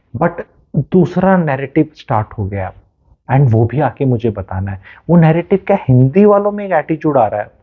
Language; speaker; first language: Hindi; native; Hindi